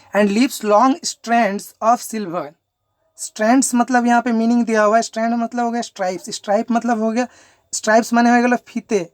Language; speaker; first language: Hindi; non-native, local second language; Bangla